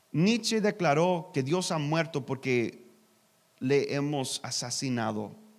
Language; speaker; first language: Spanish; non-native, learner; English